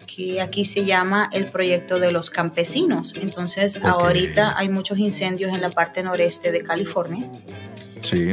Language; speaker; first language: Spanish; native; Spanish